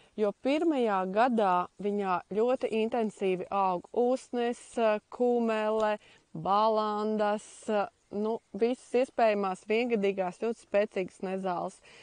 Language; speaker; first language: Latvian; native; Latvian